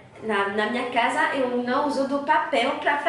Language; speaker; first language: Portuguese; non-native, learner; French